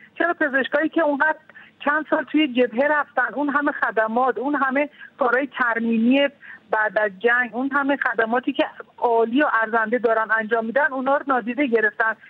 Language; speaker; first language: Persian; native; Persian